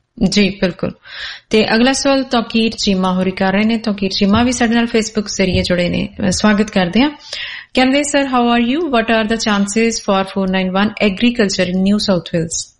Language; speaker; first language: Punjabi; native; Punjabi